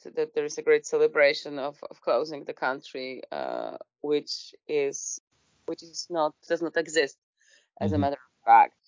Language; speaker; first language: English; non-native, fluent; Polish